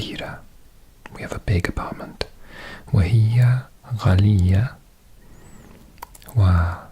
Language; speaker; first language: Arabic; non-native, learner; English